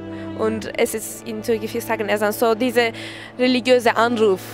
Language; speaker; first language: German; non-native, learner; Turkish